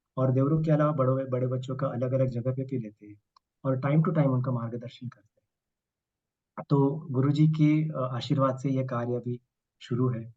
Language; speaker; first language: Hindi; non-native, local second language; Marathi